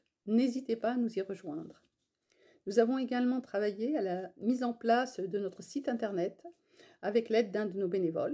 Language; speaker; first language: French; native; French